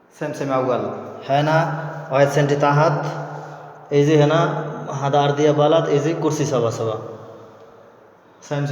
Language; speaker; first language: Arabic; non-native, learner; Bangla